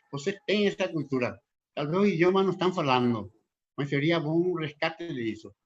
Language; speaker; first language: Portuguese; non-native, local second language; Spanish